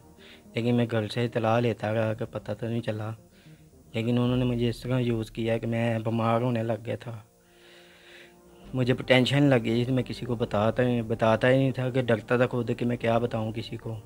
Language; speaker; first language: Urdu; non-native, local second language; Punjabi